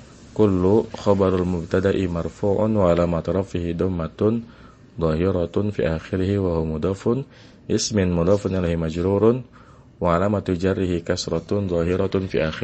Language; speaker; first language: Arabic; non-native, fluent; Indonesian